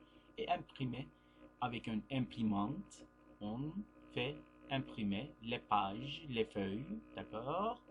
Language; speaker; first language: French; non-native, fluent; Turkish